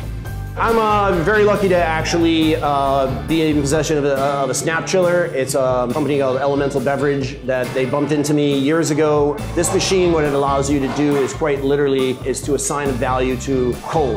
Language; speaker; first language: English; native; English